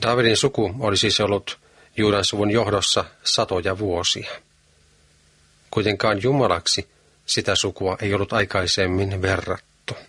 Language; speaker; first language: Finnish; native; Finnish